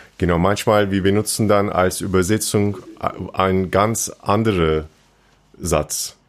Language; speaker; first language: German; non-native, fluent; Turkish